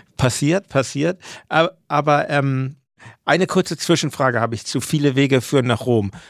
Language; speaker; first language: German; native; German